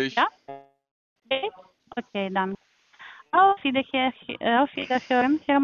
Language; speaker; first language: German; non-native, learner; Polish